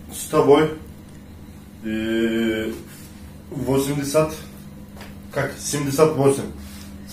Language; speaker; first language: Russian; non-native, learner; Turkish